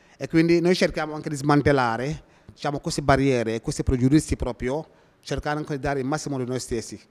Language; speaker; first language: Italian; non-native, fluent; Wolof